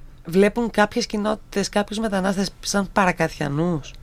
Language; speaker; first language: Greek; native; Greek